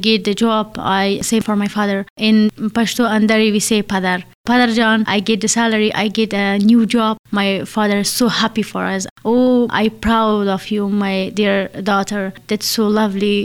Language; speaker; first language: English; non-native, learner; Persian